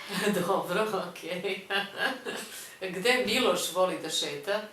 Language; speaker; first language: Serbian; non-native, fluent; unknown